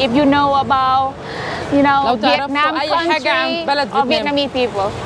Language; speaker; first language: English; non-native, learner; Vietnamese